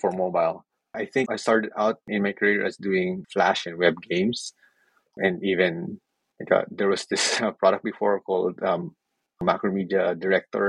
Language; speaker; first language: English; non-native, local second language; Filipino